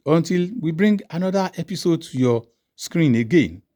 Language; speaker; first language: English; non-native, local second language; Yoruba